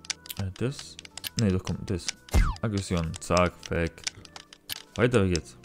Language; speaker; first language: German; non-native, learner; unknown